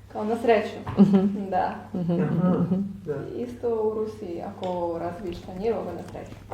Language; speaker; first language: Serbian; non-native, learner; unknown